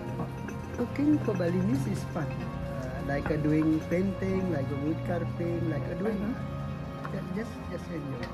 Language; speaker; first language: English; non-native, learner; Balinese